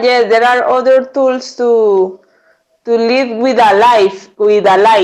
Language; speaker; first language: English; non-native, learner; Spanish